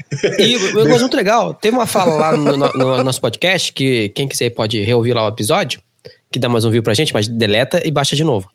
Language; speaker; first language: Portuguese; native; Portuguese